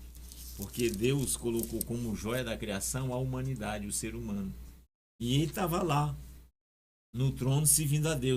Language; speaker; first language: Portuguese; native; Portuguese